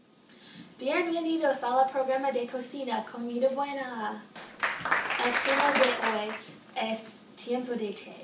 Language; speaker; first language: Spanish; non-native, learner; English